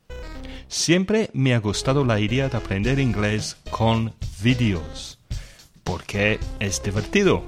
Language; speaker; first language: Spanish; non-native, fluent; English